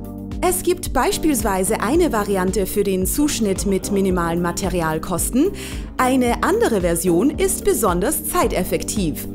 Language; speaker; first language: German; native; German